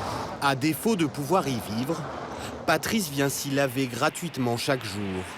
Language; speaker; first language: French; native; French